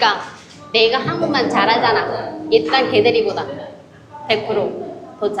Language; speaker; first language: Korean; non-native, learner; Vietnamese